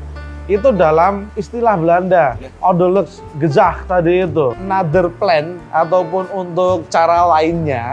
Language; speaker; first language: Indonesian; native; Indonesian